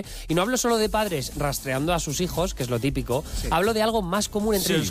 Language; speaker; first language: Spanish; native; Spanish